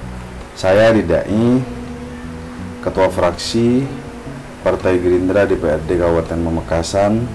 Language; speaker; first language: Indonesian; non-native, local second language; Madurese